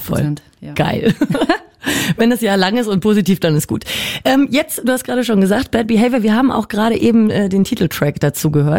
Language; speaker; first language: German; native; German